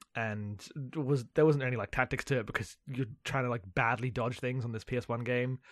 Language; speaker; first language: English; native; English